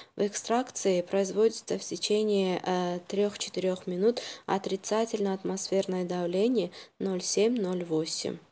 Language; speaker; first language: Russian; non-native, local second language; Uzbek